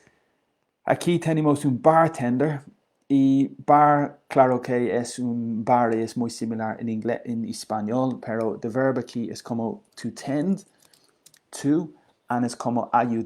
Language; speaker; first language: Spanish; non-native, learner; English